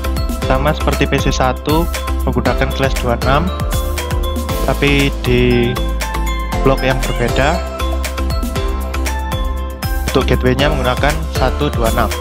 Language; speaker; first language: Indonesian; native; Indonesian